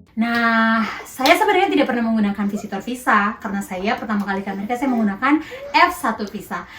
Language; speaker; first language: Indonesian; native; Indonesian